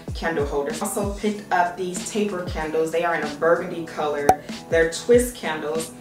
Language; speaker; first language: English; native; English